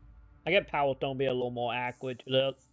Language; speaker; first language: English; native; English